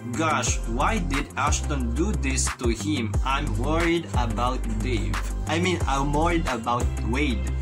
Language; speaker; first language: English; non-native, local second language; Filipino